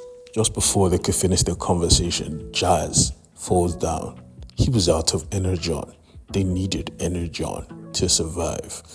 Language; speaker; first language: English; native; English